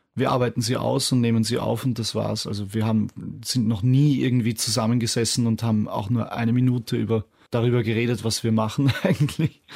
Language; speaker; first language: German; native; German